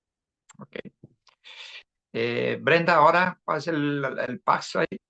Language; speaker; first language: Spanish; non-native, fluent; Portuguese